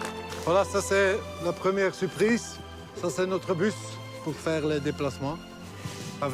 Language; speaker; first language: French; non-native, local second language; Dutch